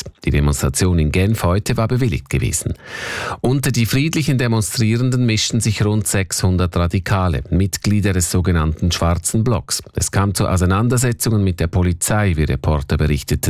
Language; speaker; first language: German; native; German